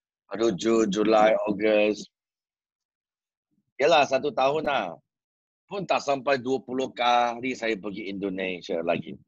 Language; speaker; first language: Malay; non-native, local second language; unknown